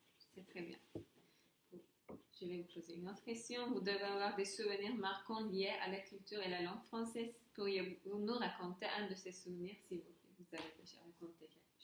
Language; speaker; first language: French; non-native, learner; Turkish